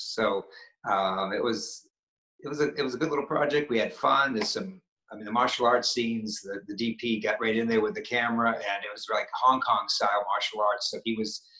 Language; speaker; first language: English; native; English